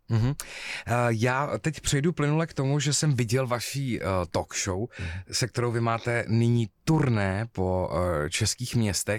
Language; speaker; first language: Czech; native; Czech